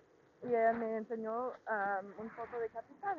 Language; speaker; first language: Spanish; non-native, learner; English